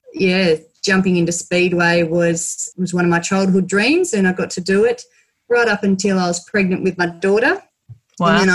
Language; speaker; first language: English; native; English